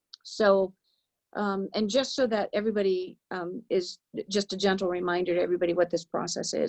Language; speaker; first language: English; native; English